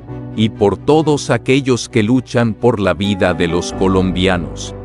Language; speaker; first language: Spanish; native; Spanish